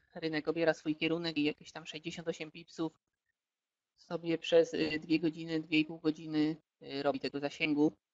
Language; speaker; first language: Polish; native; Polish